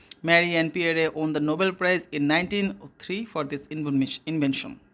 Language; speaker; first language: English; non-native, local second language; Bangla